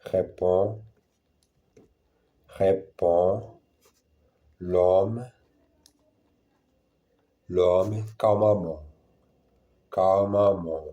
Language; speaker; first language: French; non-native, learner; Portuguese